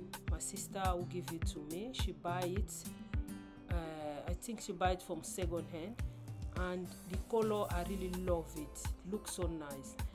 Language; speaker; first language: English; non-native, learner; Lingala